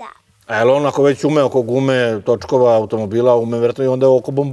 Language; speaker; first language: Serbian; native; Serbian